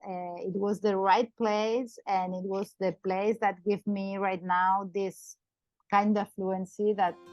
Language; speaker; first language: English; non-native, learner; Catalan